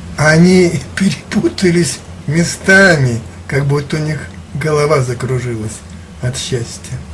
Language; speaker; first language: Russian; native; Russian